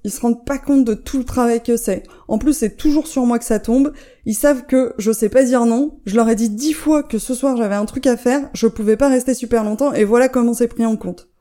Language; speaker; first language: French; native; French